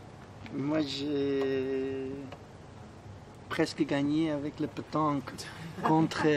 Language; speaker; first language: French; non-native, fluent; Spanish